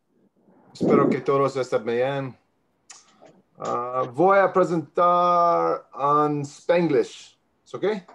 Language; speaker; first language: Spanish; non-native, learner; English